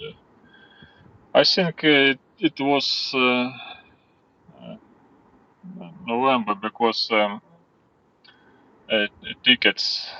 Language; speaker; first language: English; non-native, learner; Russian